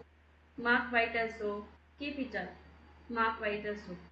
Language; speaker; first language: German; non-native, learner; Tamil